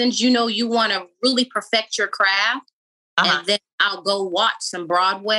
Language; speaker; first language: English; native; English